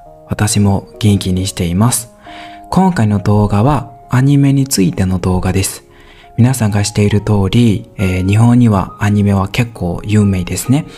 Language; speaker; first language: Japanese; non-native, learner; Burmese